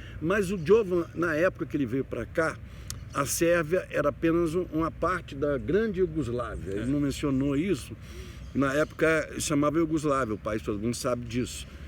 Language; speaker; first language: Portuguese; native; Portuguese